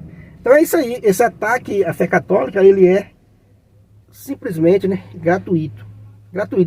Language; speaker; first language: Portuguese; native; Portuguese